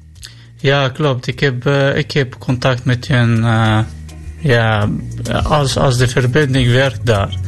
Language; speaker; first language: Dutch; non-native, learner; Arabic